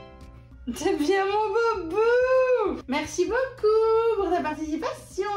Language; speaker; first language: French; native; French